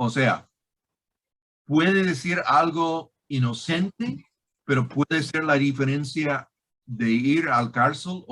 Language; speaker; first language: Spanish; non-native, fluent; English